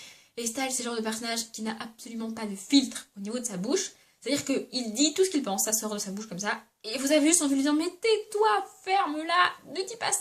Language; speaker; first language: French; native; French